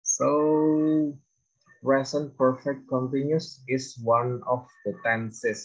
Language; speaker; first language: English; non-native, fluent; Indonesian